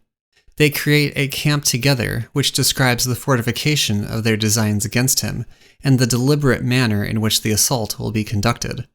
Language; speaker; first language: English; native; English